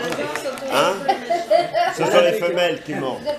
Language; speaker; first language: French; non-native, fluent; Italian